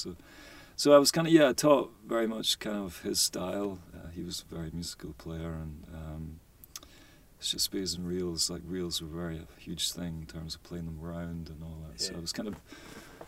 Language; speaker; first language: English; native; English